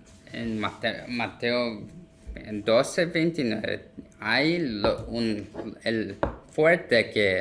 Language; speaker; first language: Spanish; non-native, learner; Korean